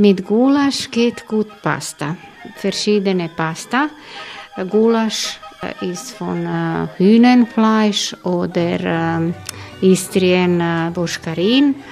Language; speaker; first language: German; non-native, learner; Croatian